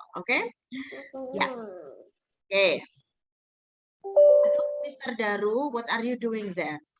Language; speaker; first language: English; non-native, fluent; Indonesian